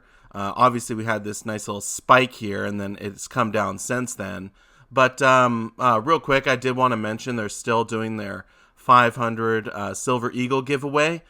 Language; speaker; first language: English; native; English